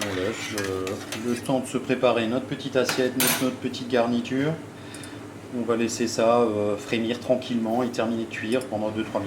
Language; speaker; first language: French; native; French